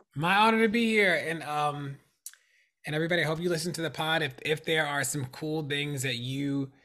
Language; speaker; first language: English; native; English